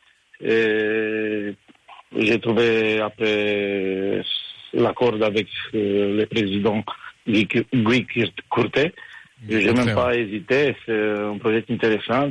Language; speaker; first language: French; non-native, fluent; Romanian